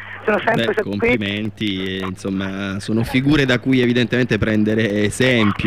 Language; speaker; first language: Italian; native; Italian